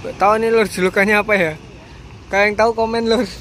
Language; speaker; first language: Indonesian; native; Indonesian